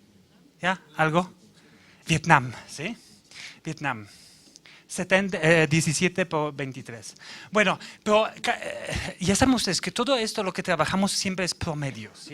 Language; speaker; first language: Spanish; non-native, fluent; Polish